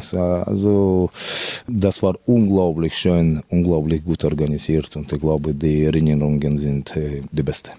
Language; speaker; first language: German; non-native, fluent; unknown